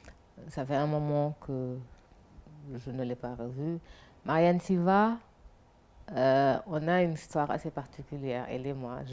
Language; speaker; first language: French; non-native, local second language; Wolof